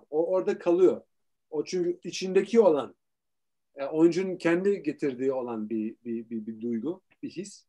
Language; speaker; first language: Turkish; early bilingual, heritage; Turkish